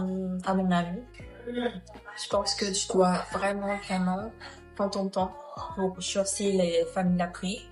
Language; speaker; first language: French; non-native, learner; Thai